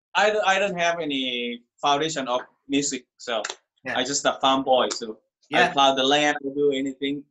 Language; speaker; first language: English; non-native, learner; Thai